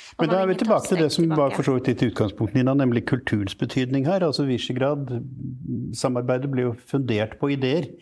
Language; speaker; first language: Norwegian; native; Norwegian